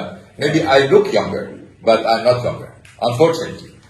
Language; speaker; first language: English; non-native, fluent; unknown